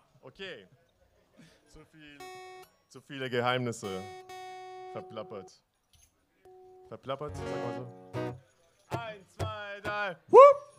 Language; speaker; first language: German; non-native, fluent; Turkish